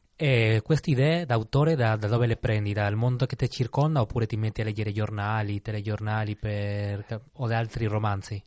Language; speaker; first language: Italian; non-native, fluent; Spanish